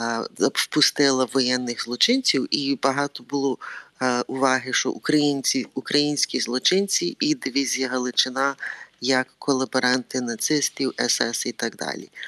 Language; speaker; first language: Ukrainian; early bilingual, heritage; Ukrainian